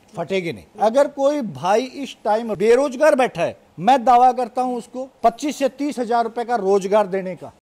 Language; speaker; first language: Hindi; native; Hindi